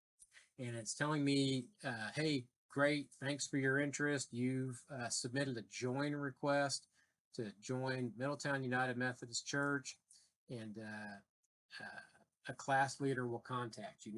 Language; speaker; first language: English; native; English